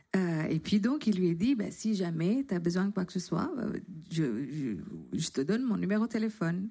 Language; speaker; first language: French; non-native, fluent; Indonesian